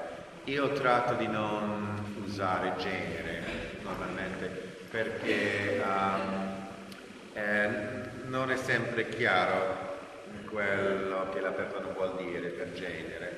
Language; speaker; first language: Italian; non-native, fluent; English